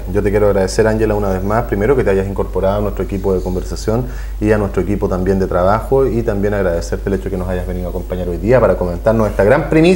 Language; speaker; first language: Spanish; native; Spanish